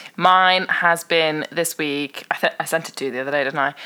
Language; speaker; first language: English; early bilingual, other home language; Persian